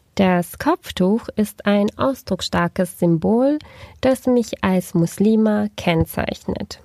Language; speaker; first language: German; early bilingual, other home language; Turkish